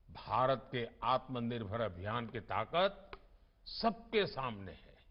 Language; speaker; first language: Hindi; non-native, local second language; Gujarati